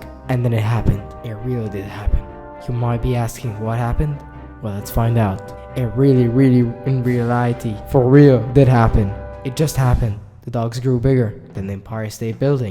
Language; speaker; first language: English; native; English